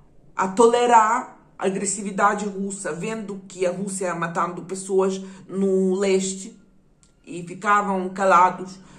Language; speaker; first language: Portuguese; non-native, fluent; Ukrainian